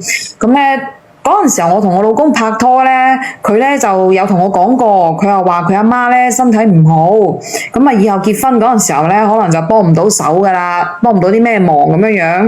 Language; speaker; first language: Cantonese; native; Cantonese